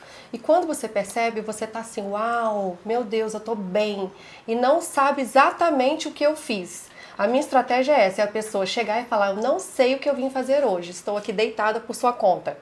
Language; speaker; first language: Portuguese; native; Portuguese